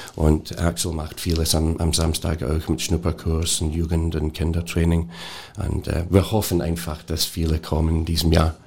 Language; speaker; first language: German; non-native, fluent; English